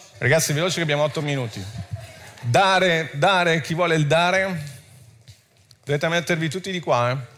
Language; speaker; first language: Italian; non-native, fluent; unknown